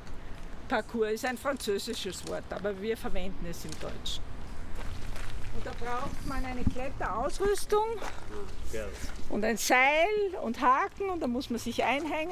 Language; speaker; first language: German; native; German